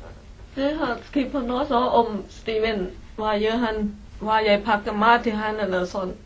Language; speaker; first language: Norwegian; non-native, learner; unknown